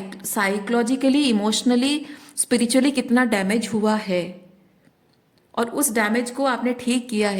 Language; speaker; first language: Hindi; native; Hindi